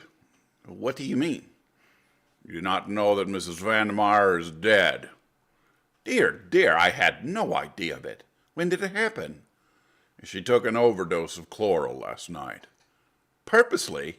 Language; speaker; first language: English; native; English